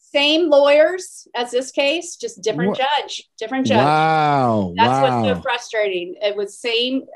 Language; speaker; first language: English; native; English